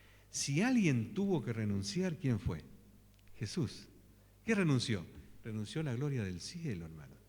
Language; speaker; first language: Spanish; native; Spanish